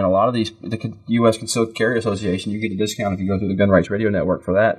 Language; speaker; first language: English; native; English